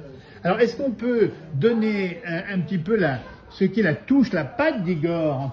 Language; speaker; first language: French; native; French